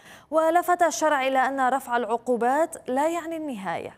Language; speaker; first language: Arabic; native; Arabic